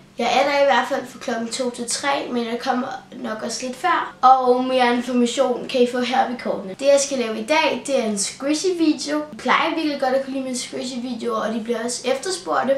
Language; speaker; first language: Danish; native; Danish